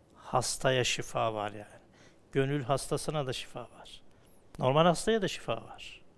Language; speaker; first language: Turkish; native; Turkish